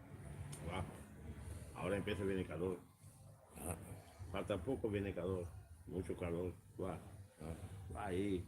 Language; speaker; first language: Spanish; non-native, learner; Romanian